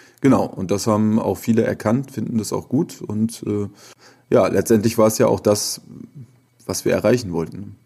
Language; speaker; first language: German; native; German